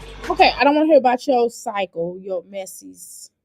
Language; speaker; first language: English; native; English